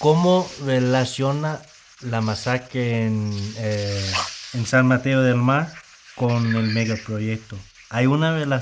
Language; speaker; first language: Spanish; non-native, fluent; English